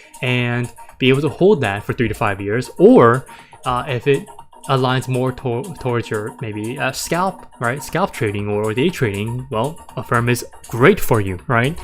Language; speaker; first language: English; native; English